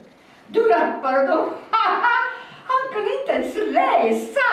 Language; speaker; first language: Swedish; non-native, fluent; Italian